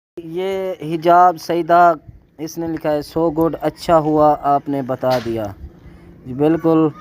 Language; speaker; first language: Urdu; non-native, local second language; Saraiki